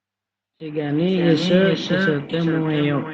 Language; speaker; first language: Korean; non-native, learner; Indonesian